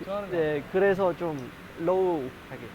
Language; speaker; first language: Korean; non-native, learner; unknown